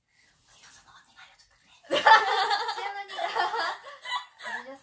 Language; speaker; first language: Korean; non-native, fluent; Japanese